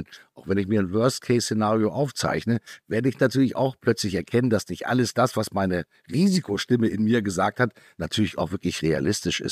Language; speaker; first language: German; native; German